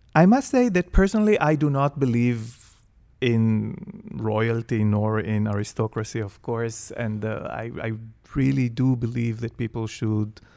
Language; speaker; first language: English; non-native, fluent; Hebrew